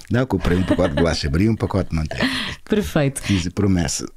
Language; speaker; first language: Portuguese; non-native, local second language; Kabuverdianu